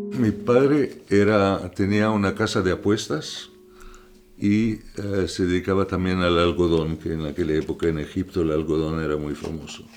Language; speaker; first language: Spanish; non-native, fluent; French